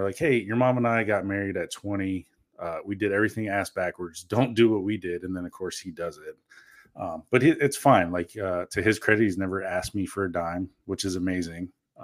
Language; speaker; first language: English; early bilingual, other home language; Korean